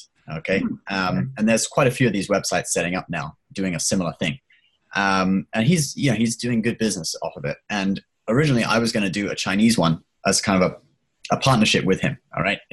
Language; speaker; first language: English; native; English